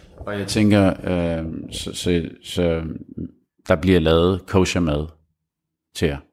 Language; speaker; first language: Danish; early bilingual, other home language; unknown